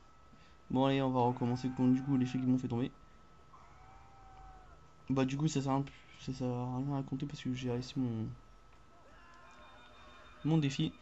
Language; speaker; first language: French; native; French